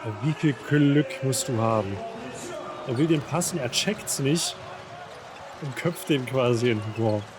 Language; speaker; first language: German; native; German